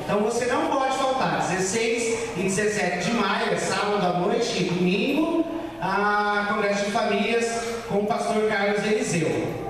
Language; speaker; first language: Portuguese; native; Portuguese